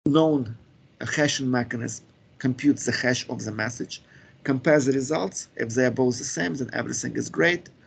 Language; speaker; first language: English; non-native, fluent; Ukrainian